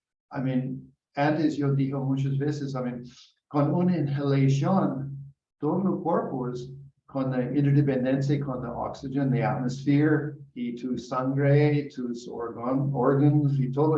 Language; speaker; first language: Spanish; non-native, learner; English